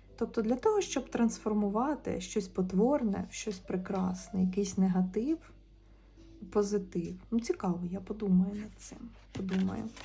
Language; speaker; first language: Ukrainian; native; Ukrainian